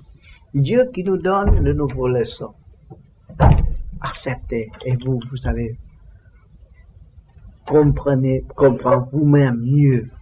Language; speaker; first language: French; non-native, learner; Vietnamese